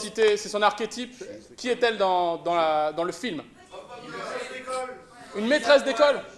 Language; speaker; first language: French; native; French